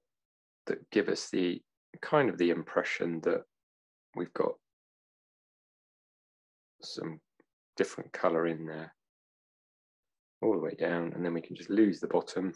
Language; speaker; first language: English; native; English